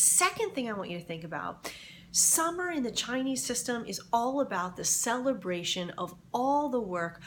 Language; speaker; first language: English; native; English